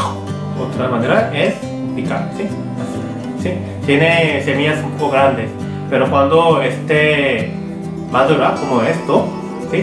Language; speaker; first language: Spanish; non-native, learner; Korean